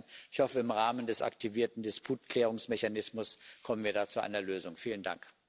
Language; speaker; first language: German; native; German